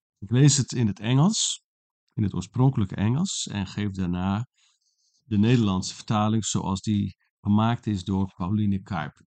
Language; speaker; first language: Dutch; non-native, local second language; Western Frisian